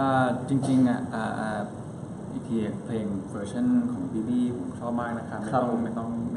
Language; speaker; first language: Thai; early bilingual, other home language; Spanish